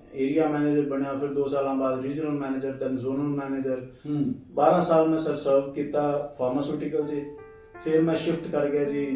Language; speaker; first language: Punjabi; non-native, local second language; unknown